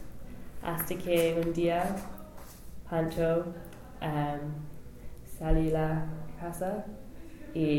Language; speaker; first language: Spanish; non-native, learner; English